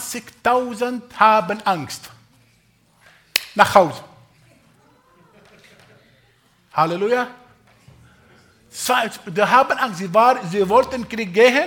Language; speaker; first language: German; non-native, fluent; Arabic